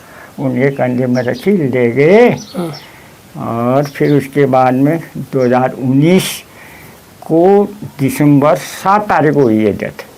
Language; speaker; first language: Hindi; non-native, local second language; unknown